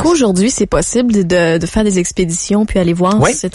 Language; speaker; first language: French; native; French